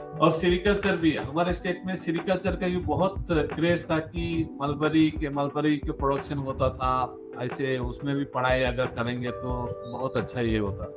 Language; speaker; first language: Hindi; non-native, local second language; Kannada